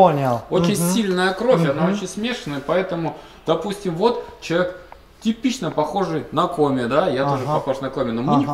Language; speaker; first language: Russian; native; Russian